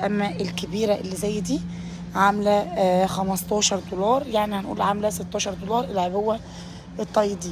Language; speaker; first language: Arabic; native; Arabic